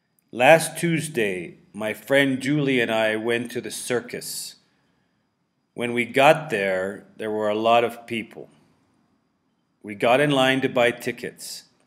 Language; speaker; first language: English; native; English